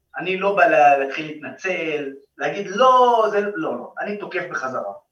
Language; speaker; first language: Hebrew; non-native, local second language; Arabic